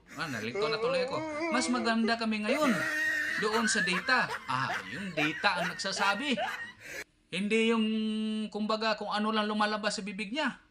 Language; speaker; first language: Filipino; non-native, local second language; Cebuano